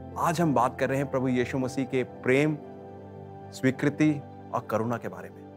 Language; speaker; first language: Hindi; native; Hindi